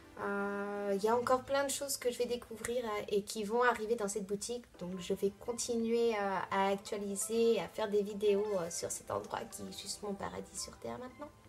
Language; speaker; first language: French; native; French